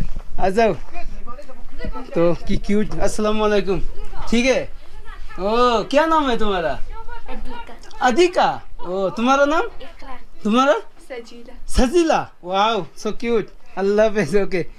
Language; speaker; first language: Hindi; non-native, learner; Bangla